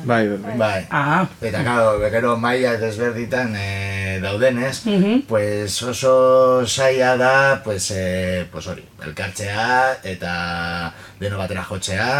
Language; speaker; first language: Basque; non-native, local second language; Spanish